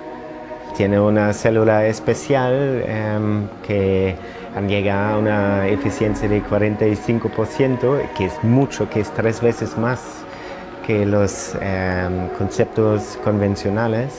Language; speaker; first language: Spanish; non-native, fluent; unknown